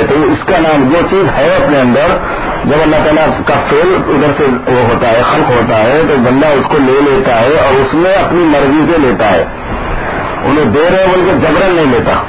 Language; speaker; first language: Urdu; native; Urdu